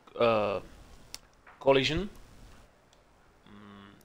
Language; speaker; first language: English; non-native, learner; Czech